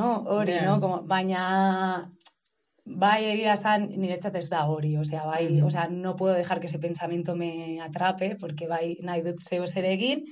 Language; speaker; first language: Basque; non-native, local second language; Spanish